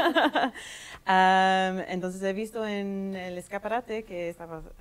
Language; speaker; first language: Spanish; non-native, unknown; English